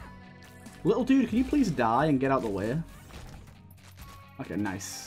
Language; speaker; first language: English; native; English